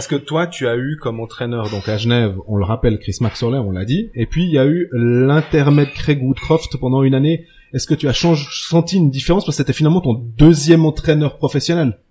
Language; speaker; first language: French; native; French